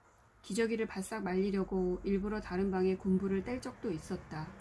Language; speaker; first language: Korean; native; Korean